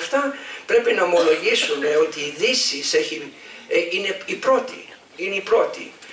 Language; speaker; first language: Greek; early bilingual, heritage; Greek